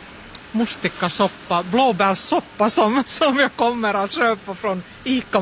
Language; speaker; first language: Swedish; non-native, fluent; Finnish